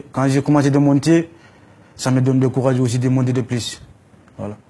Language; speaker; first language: French; non-native, learner; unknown